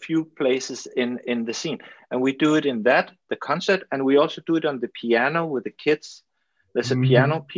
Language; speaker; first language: English; non-native, fluent; Danish